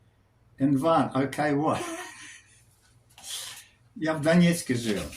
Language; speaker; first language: Russian; non-native, learner; English